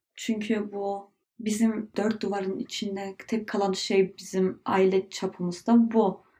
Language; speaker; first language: Turkish; early bilingual, heritage; Turkish